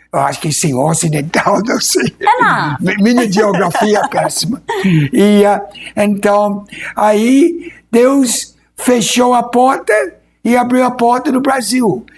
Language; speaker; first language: Portuguese; non-native, fluent; English